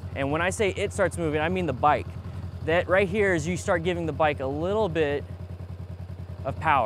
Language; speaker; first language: English; native; English